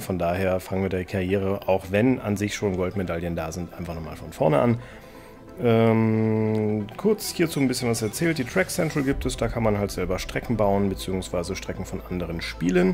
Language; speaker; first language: German; native; German